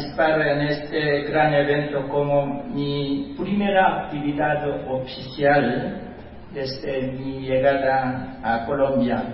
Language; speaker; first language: Spanish; non-native, fluent; Korean